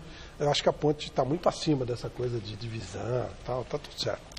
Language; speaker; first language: Portuguese; native; Portuguese